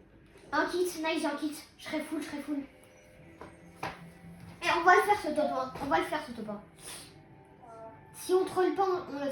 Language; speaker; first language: French; native; French